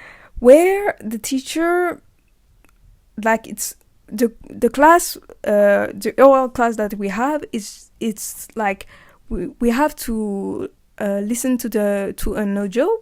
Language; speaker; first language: English; non-native, learner; French